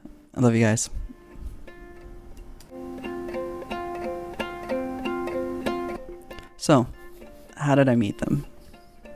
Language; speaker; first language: English; non-native, local second language; Filipino